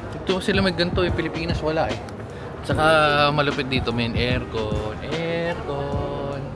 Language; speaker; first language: Filipino; native; Filipino